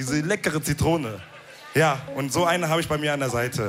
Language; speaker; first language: German; early bilingual, other home language; Wolof